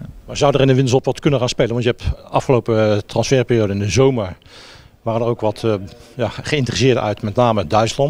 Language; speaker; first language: Dutch; native; Dutch